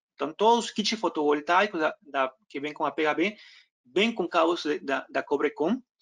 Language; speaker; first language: Portuguese; non-native, fluent; Spanish